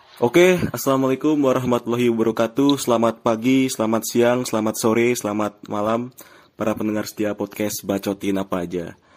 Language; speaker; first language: Indonesian; native; Indonesian